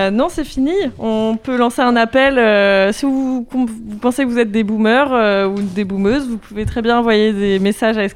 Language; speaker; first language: French; native; French